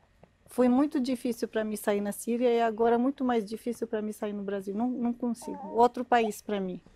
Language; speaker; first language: Portuguese; non-native, learner; Arabic